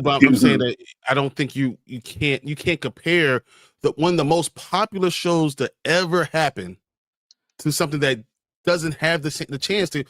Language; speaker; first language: English; native; English